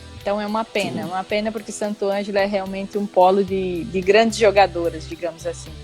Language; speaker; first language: Portuguese; native; Portuguese